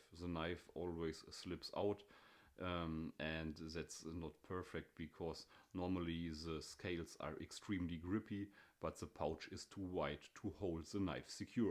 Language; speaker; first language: English; non-native, fluent; German